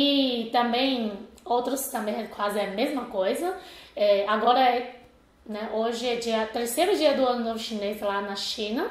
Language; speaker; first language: Portuguese; non-native, fluent; Chinese